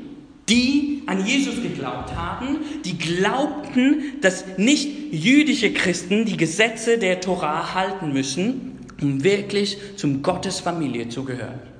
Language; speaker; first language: German; non-native, fluent; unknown